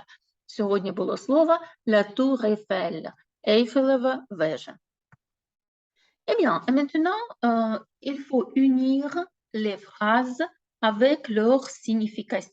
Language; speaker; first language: French; non-native, fluent; Ukrainian